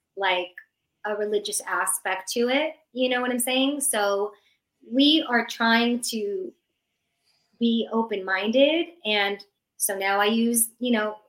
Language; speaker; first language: English; early bilingual, other home language; Persian